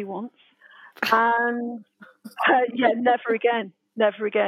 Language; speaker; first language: English; native; English